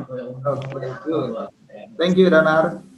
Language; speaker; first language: English; non-native, fluent; Indonesian